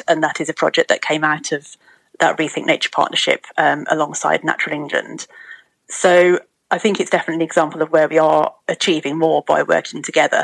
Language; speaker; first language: English; native; English